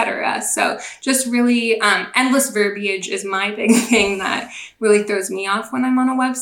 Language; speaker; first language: English; native; English